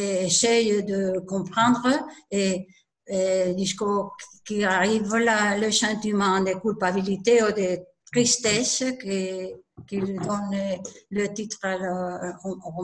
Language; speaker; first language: French; non-native, learner; Spanish